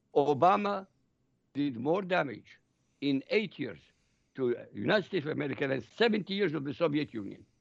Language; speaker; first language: English; non-native, fluent; Arabic